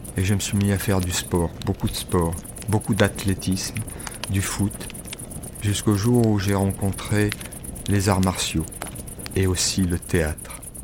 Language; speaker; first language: French; native; French